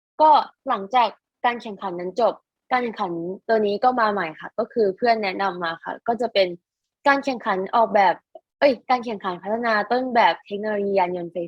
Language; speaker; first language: Thai; native; Thai